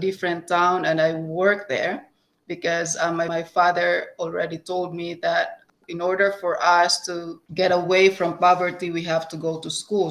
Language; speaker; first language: English; non-native, local second language; Cebuano